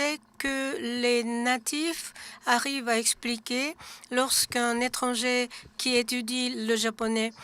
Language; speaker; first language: French; non-native, fluent; Japanese